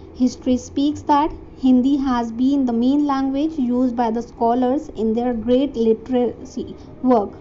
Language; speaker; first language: English; non-native, local second language; Hindi